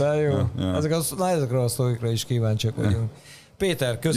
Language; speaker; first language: Hungarian; native; Hungarian